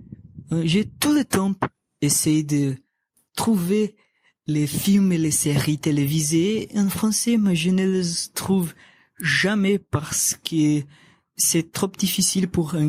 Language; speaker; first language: French; non-native, learner; Portuguese